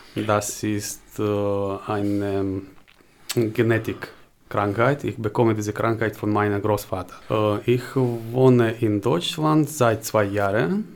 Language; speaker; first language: German; non-native, learner; Ukrainian